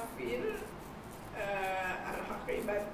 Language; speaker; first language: Arabic; non-native, learner; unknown